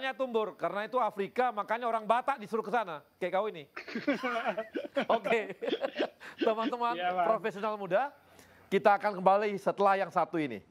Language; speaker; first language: Indonesian; native; Indonesian